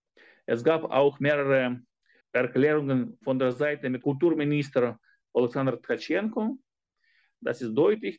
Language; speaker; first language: German; non-native, fluent; Ukrainian